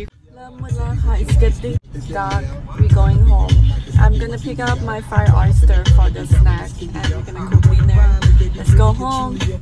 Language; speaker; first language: English; non-native, fluent; Thai